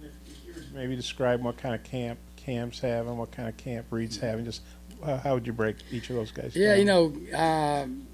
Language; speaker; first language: English; native; English